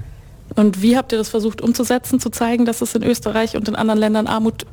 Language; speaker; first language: German; native; German